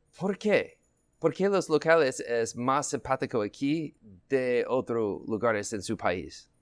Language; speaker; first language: Spanish; non-native, learner; English